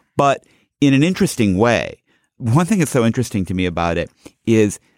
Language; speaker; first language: English; native; English